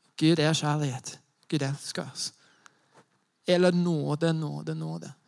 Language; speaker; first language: Norwegian; non-native, fluent; English